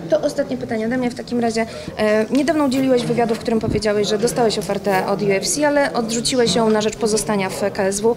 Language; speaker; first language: Polish; native; Polish